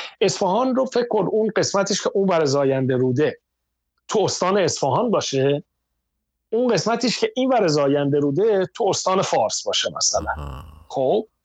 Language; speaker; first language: Persian; native; Persian